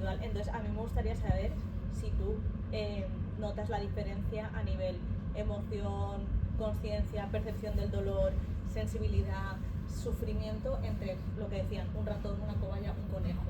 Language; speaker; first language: Spanish; native; Spanish